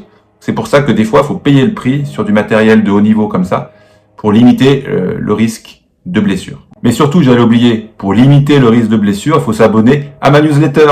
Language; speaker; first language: French; native; French